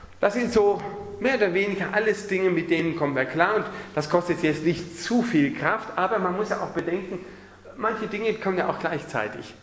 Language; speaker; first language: German; native; German